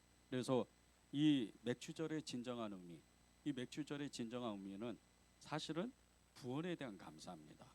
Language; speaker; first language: Korean; native; Korean